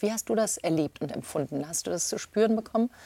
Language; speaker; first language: German; native; German